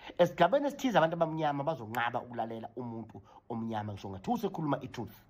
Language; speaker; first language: Zulu; native; Zulu